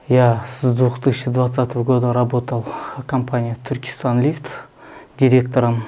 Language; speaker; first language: Russian; non-native, local second language; Kazakh